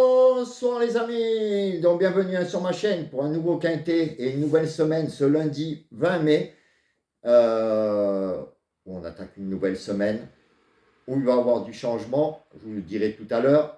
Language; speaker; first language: French; native; French